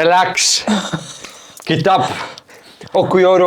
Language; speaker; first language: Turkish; non-native, learner; English